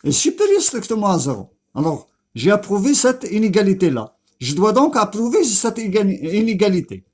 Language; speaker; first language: French; non-native, local second language; Arabic